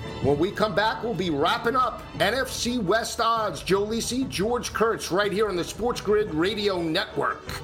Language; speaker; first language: English; native; English